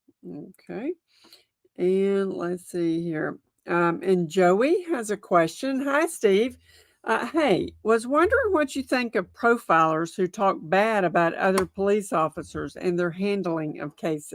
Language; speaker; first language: English; native; English